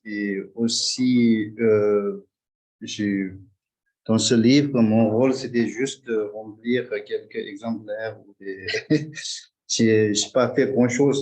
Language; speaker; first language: French; non-native, fluent; Tibetan